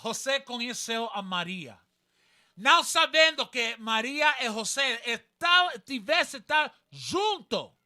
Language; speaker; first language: Portuguese; non-native, learner; Spanish